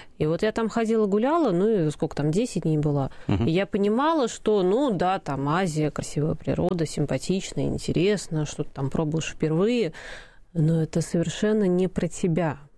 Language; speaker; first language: Russian; native; Russian